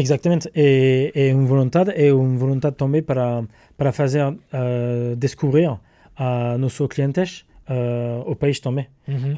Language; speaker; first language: Portuguese; non-native, learner; French